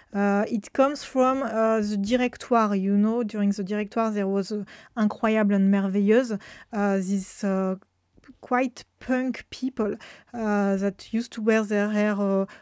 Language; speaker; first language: English; non-native, fluent; French